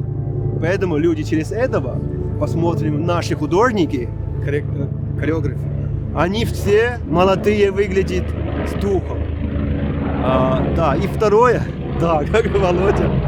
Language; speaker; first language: Russian; non-native, fluent; Chinese